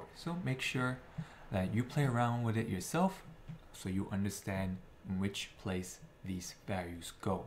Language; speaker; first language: English; native; English